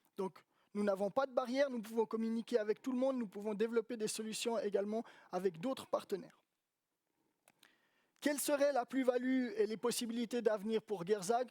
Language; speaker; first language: French; native; French